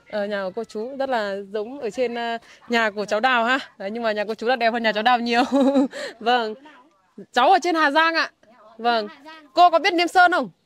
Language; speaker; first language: Vietnamese; native; Vietnamese